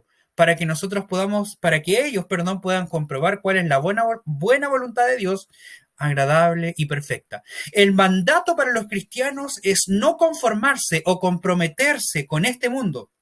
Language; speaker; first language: Spanish; native; Spanish